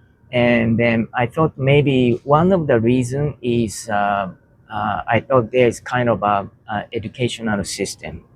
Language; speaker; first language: English; non-native, learner; Japanese